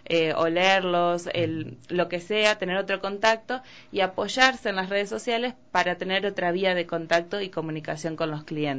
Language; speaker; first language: Spanish; native; Spanish